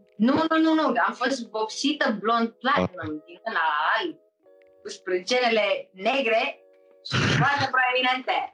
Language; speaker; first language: Romanian; early bilingual, heritage; Romanian